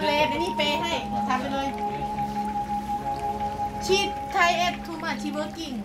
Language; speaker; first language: English; non-native, learner; Thai